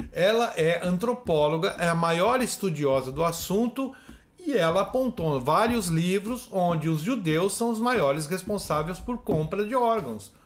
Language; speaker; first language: Portuguese; native; Portuguese